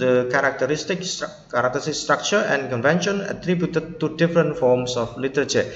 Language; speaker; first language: English; non-native, fluent; Indonesian